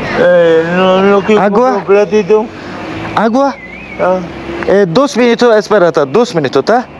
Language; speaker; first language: Spanish; non-native, learner; Turkish